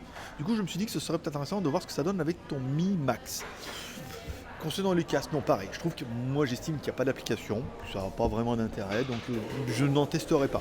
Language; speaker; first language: French; native; French